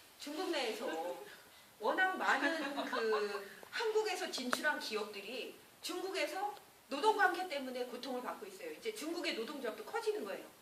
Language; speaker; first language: Korean; native; Korean